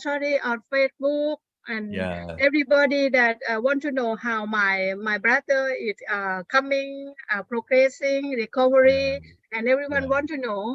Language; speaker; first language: English; non-native, learner; Thai